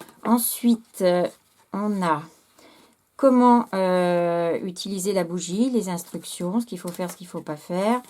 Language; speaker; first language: French; native; French